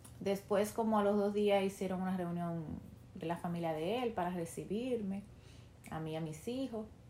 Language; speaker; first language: Spanish; native; Spanish